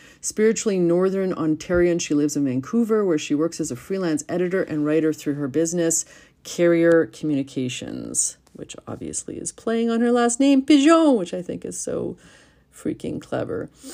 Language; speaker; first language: English; native; English